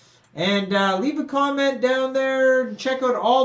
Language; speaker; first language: English; native; English